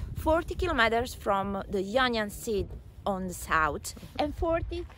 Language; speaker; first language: English; non-native, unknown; Italian